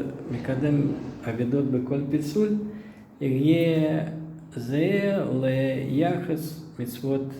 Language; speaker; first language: Hebrew; non-native, fluent; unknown